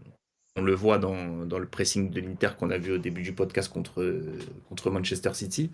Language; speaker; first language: French; native; French